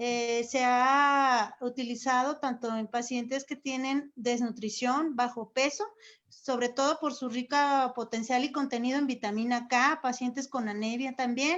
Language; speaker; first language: Spanish; native; Spanish